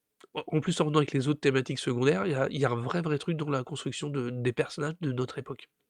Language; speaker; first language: French; native; French